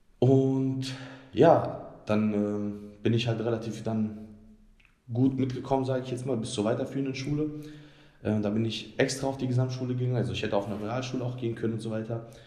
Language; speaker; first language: German; early bilingual, other home language; Bosnian